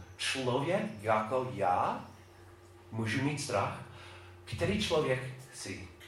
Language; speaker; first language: Czech; non-native, fluent; English